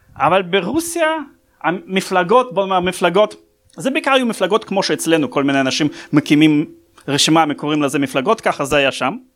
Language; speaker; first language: Hebrew; non-native, fluent; Russian